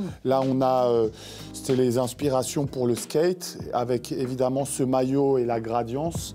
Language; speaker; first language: French; native; French